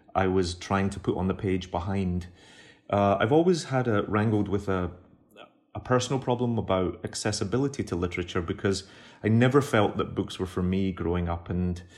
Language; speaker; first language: English; native; English